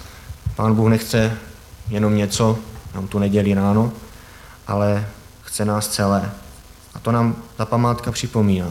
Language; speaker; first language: Czech; native; Czech